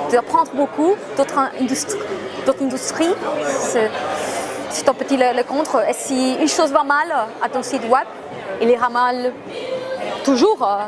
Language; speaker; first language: French; non-native, fluent; Spanish